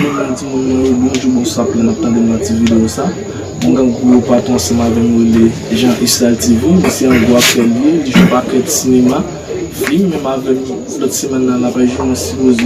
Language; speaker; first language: French; non-native, learner; Haitian Creole